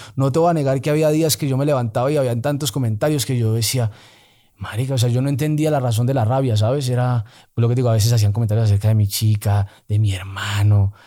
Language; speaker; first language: Spanish; native; Spanish